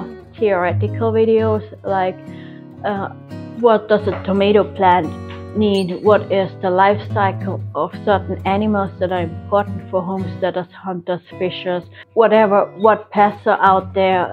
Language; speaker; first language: English; non-native, fluent; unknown